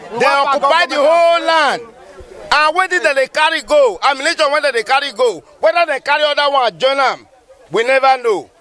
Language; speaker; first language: Nigerian Pidgin; non-native, local second language; Bini